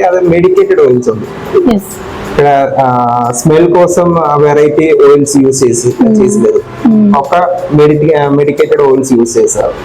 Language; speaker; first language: Telugu; non-native, learner; Malayalam